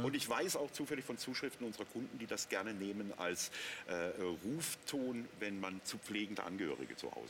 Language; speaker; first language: German; native; German